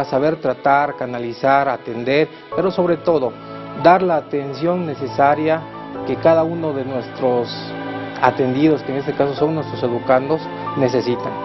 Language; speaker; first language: Spanish; native; Spanish